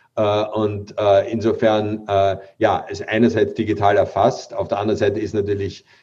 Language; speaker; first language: German; native; German